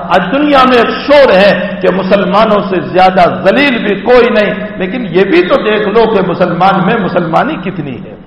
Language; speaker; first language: Urdu; non-native, local second language; Gujarati